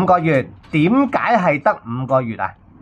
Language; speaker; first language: Cantonese; native; Cantonese